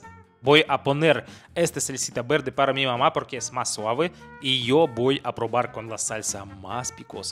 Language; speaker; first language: Spanish; non-native, fluent; Russian